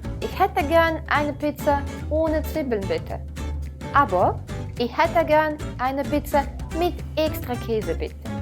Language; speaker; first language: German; non-native, fluent; Ukrainian